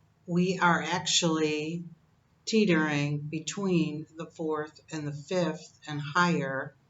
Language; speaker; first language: English; native; English